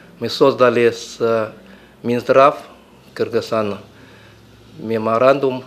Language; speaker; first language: Russian; non-native, fluent; Chinese